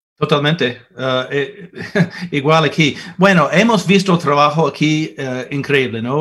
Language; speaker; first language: Spanish; non-native, fluent; English